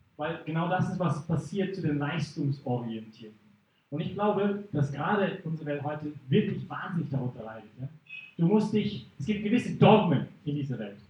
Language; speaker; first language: German; non-native, fluent; English